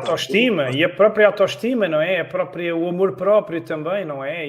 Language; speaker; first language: Portuguese; native; Portuguese